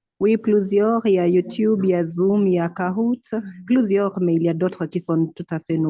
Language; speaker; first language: French; non-native, fluent; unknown